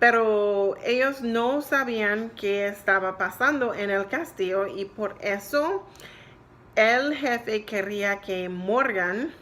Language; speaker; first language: Spanish; non-native, learner; English